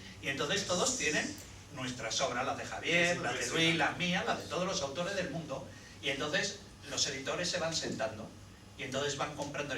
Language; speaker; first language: Spanish; native; Spanish